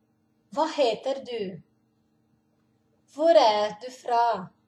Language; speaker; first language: Norwegian; non-native, learner; Portuguese